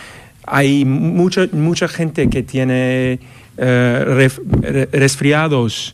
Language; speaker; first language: Spanish; non-native, learner; English